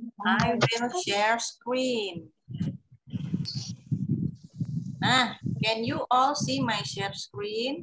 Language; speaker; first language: English; non-native, fluent; Indonesian